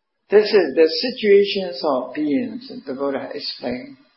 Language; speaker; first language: English; non-native, fluent; Burmese